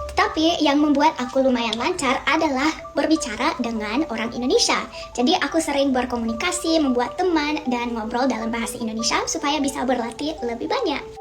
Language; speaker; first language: Indonesian; non-native, fluent; English